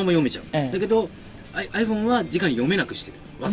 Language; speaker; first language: Japanese; native; Japanese